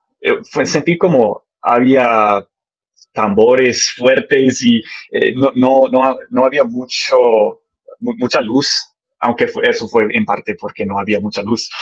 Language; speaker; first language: Spanish; early bilingual, heritage; English